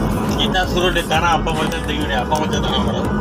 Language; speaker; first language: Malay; non-native, learner; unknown